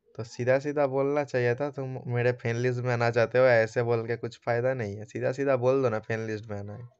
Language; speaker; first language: Hindi; non-native, local second language; Bangla